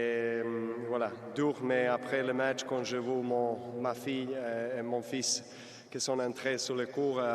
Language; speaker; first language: French; non-native, learner; Serbian